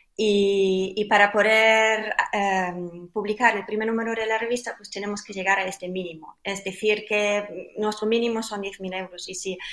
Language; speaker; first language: Spanish; non-native, fluent; German